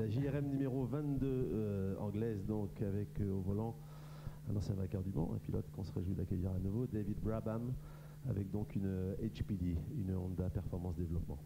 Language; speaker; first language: French; native; French